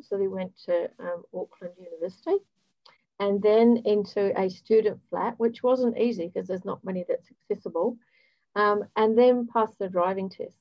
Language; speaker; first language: English; native; English